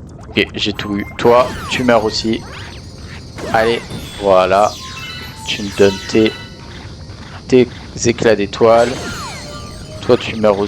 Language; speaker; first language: French; native; French